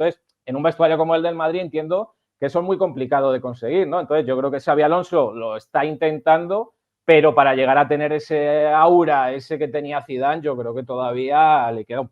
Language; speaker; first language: Spanish; native; Spanish